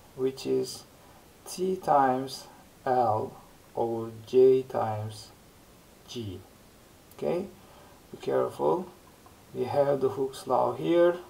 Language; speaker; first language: English; non-native, fluent; Turkish